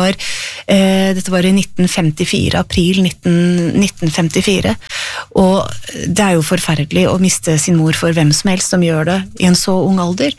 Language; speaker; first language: Norwegian; native; Norwegian